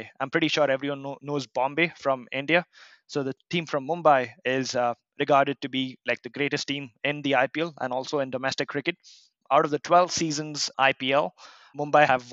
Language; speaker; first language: English; non-native, local second language; Kannada